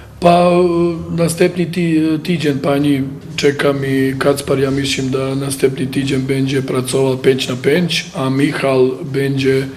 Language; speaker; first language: Polish; non-native, learner; Croatian